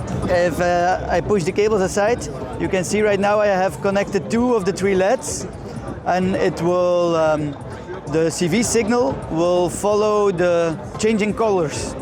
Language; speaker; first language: English; non-native, fluent; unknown